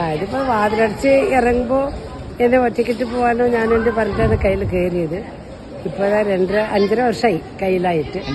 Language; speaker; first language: Malayalam; early bilingual, heritage; Malayalam